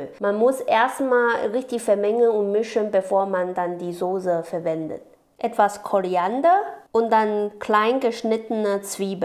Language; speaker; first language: German; non-native, learner; Chinese